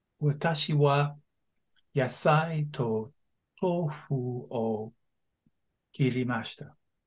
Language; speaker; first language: Japanese; non-native, learner; English